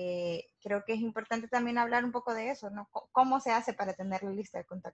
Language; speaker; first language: Spanish; native; Spanish